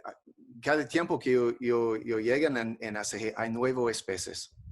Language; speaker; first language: Spanish; non-native, fluent; English